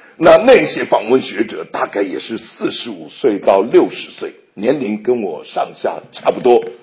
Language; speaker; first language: Chinese; native; Chinese